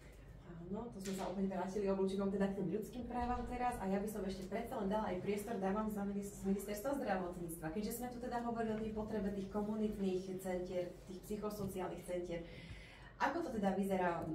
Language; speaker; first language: Slovak; native; Slovak